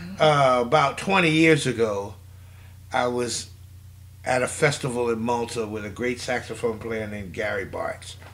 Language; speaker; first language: English; native; English